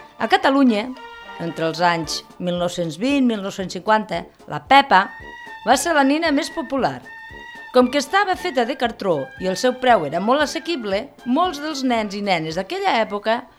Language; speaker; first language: Catalan; native; Catalan